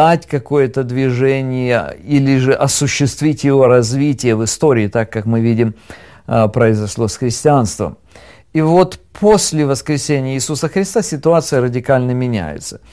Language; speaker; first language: Russian; native; Russian